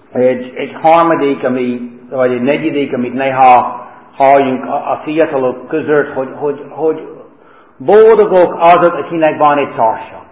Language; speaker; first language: Hungarian; early bilingual, heritage; Hungarian